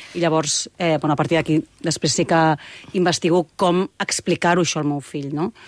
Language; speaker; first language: Catalan; native; Catalan